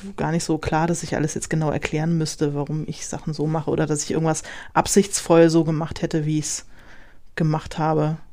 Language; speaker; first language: German; native; German